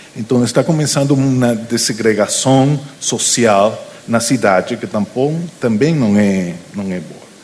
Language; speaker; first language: Portuguese; non-native, learner; Spanish